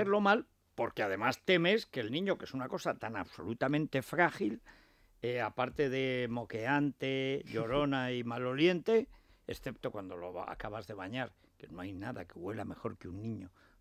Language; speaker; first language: Spanish; native; Spanish